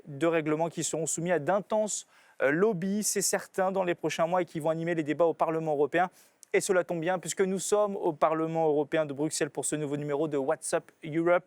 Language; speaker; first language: French; native; French